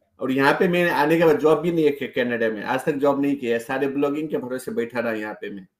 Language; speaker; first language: Hindi; native; Hindi